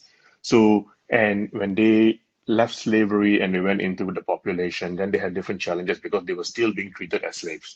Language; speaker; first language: English; non-native, local second language; Tamil